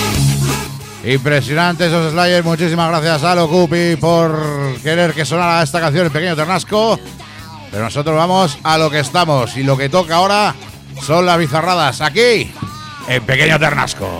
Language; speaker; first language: Spanish; native; Spanish